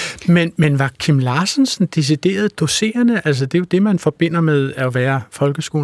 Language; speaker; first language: Danish; native; Danish